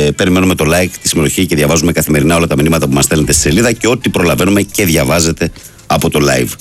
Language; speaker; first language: Greek; native; Greek